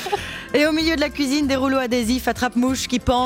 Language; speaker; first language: French; native; French